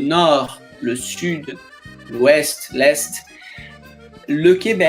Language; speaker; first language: French; non-native, fluent; Portuguese